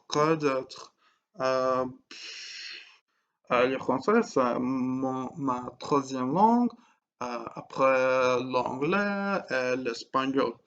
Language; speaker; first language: French; non-native, learner; English